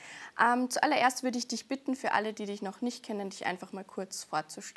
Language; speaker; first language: German; native; German